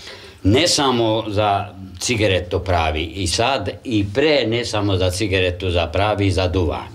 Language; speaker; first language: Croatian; non-native, local second language; Hungarian